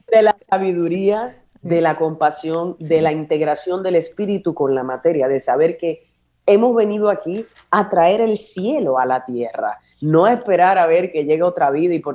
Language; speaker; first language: Spanish; native; Spanish